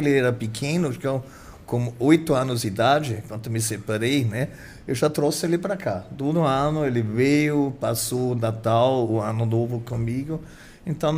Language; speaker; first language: Portuguese; non-native, fluent; German